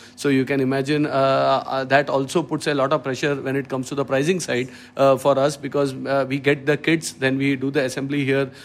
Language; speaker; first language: English; non-native, local second language; Malayalam